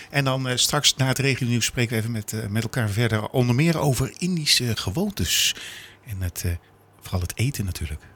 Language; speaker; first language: Dutch; native; Dutch